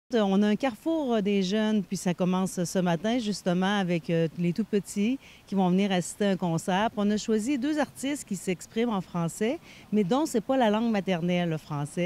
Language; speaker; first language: French; native; French